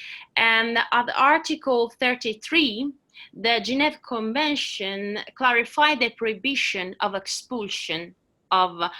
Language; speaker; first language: English; non-native, learner; Italian